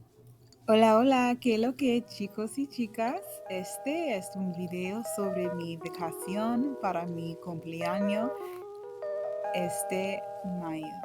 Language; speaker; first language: Spanish; non-native, learner; English